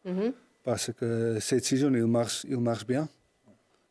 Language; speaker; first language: French; non-native, learner; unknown